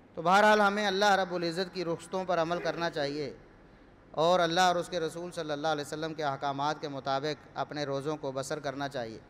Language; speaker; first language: Urdu; non-native, local second language; Punjabi